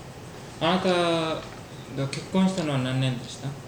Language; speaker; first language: Japanese; early bilingual, heritage; Japanese